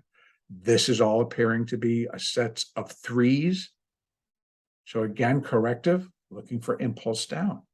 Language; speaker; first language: English; native; English